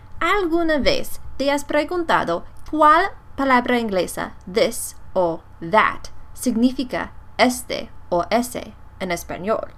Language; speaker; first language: Spanish; non-native, fluent; English